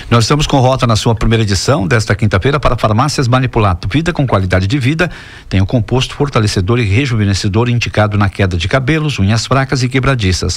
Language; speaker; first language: Portuguese; native; Portuguese